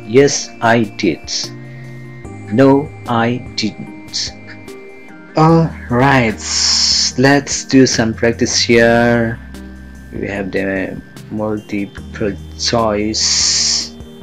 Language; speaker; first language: English; non-native, fluent; Indonesian